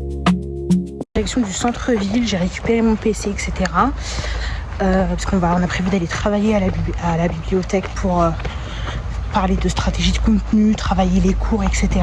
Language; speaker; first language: French; native; French